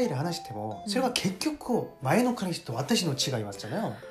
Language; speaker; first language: Japanese; non-native, learner; Korean